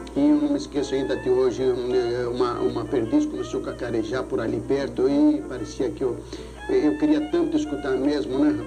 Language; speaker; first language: Portuguese; early bilingual, other home language; Greek